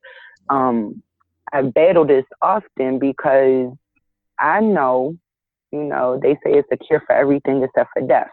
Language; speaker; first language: English; native; English